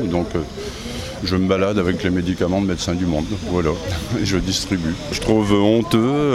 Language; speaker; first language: French; native; French